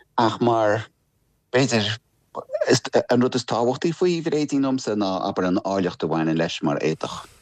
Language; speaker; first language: Irish; non-native, local second language; English